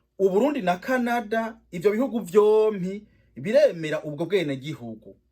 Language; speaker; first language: Rundi; native; Rundi